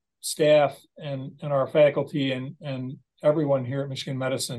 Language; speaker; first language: English; native; English